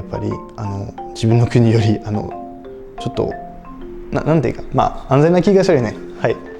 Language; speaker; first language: Japanese; non-native, fluent; French